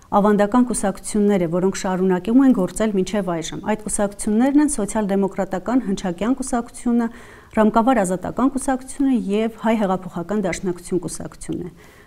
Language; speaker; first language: Armenian; native; Armenian